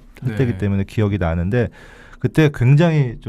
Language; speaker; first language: Korean; native; Korean